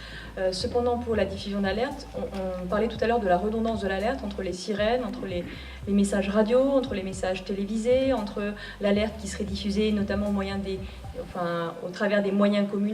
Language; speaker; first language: French; native; French